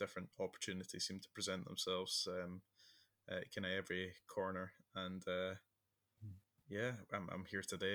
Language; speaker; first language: English; native; English